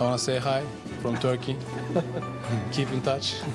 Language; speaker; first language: English; non-native, learner; Turkish